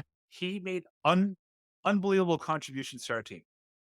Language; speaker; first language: English; native; English